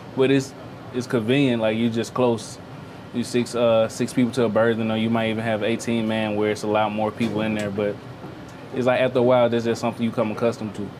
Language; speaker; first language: English; native; English